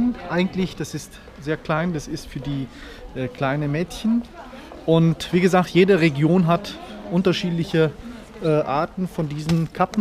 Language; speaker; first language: German; non-native, fluent; Uzbek